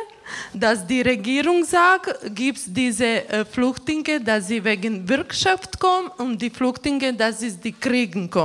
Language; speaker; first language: German; non-native, learner; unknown